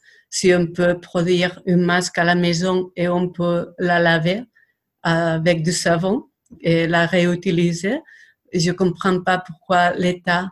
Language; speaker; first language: French; non-native, fluent; Spanish